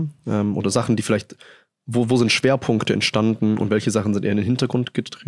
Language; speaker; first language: German; native; German